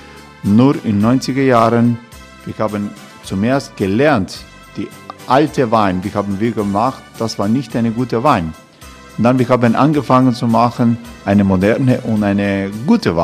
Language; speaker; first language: German; non-native, learner; Croatian